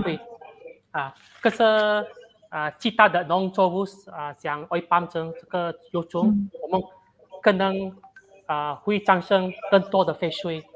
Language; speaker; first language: Chinese; non-native, local second language; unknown